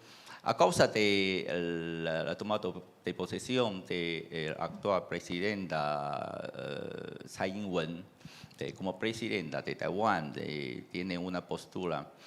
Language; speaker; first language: Spanish; non-native, fluent; Chinese